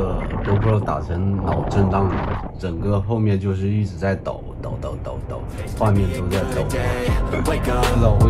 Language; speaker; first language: Chinese; native; Chinese